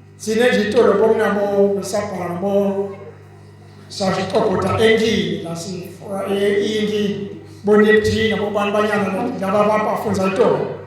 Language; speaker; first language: Zulu; non-native, local second language; Swati